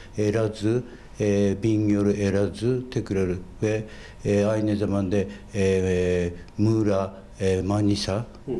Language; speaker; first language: Turkish; non-native, fluent; Japanese